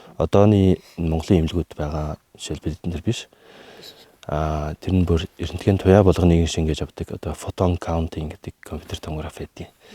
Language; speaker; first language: Mongolian; native; Mongolian